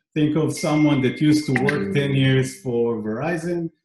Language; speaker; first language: English; non-native, fluent; Hebrew